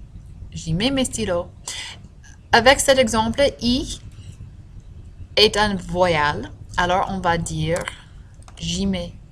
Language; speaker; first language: French; non-native, fluent; English